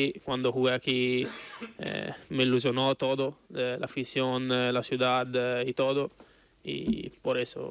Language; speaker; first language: Spanish; non-native, learner; Italian